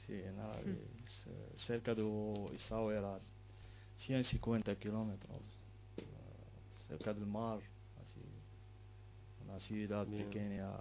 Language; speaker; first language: Spanish; non-native, learner; Arabic